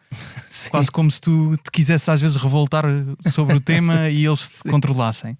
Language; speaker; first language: Portuguese; native; Portuguese